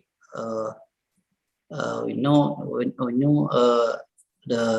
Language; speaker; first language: English; non-native, learner; Indonesian